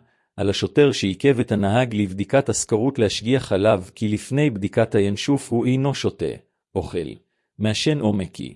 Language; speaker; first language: Hebrew; native; Hebrew